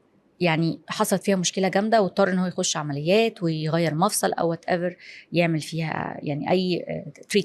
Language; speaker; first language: Arabic; native; Arabic